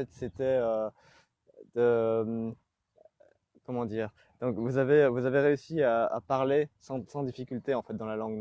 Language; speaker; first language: French; native; French